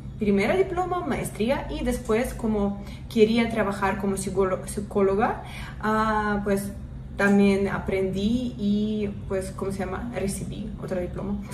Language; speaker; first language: Spanish; non-native, fluent; Russian